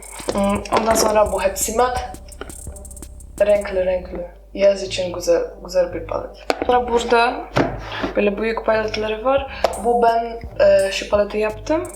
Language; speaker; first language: Turkish; non-native, learner; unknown